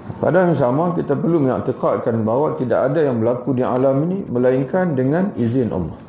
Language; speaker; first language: Malay; native; Malay